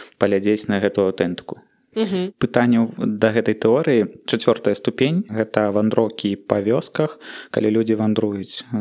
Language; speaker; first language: Belarusian; non-native, local second language; Russian